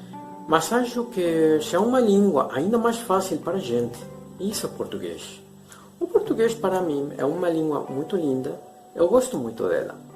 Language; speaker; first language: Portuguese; non-native, fluent; Spanish